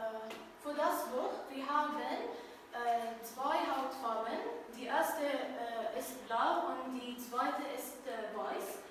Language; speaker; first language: German; non-native, learner; Arabic